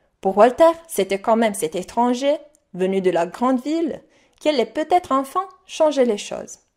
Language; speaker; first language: French; non-native, fluent; Italian